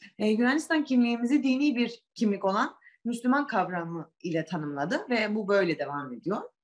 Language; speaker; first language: Turkish; native; Turkish